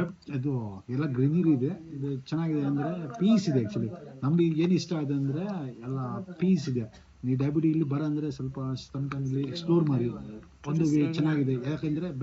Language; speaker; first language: Kannada; non-native, local second language; Tibetan